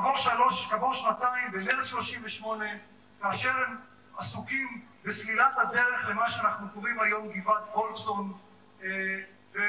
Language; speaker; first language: Hebrew; native; Hebrew